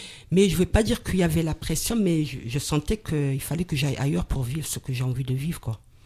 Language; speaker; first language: French; non-native, local second language; Arabic